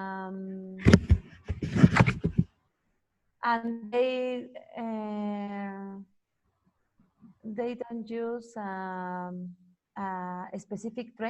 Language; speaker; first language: English; non-native, learner; Spanish